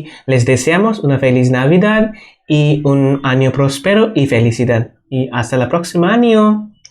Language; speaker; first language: Spanish; non-native, fluent; Bangla